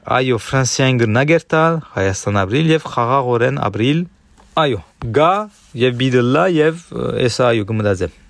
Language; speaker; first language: Armenian; early bilingual, heritage; Armenian